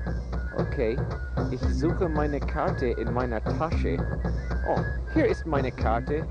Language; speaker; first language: German; non-native, fluent; English